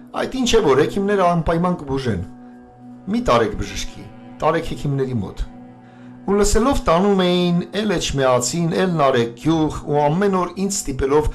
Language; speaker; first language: Armenian; non-native, local second language; Kurdish